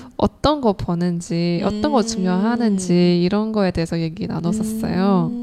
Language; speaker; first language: Korean; non-native, learner; Chinese